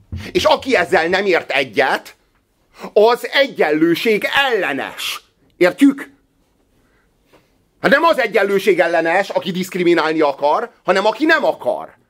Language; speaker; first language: Hungarian; native; Hungarian